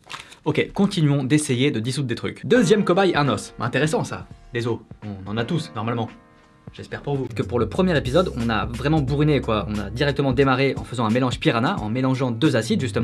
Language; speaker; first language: French; native; French